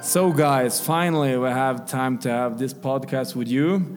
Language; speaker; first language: English; non-native, fluent; Swedish